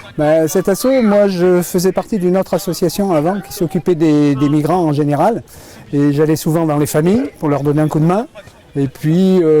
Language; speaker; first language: French; native; French